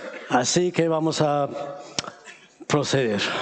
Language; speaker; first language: Spanish; non-native, fluent; English